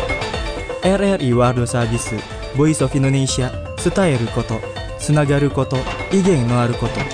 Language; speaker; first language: Japanese; non-native, fluent; Indonesian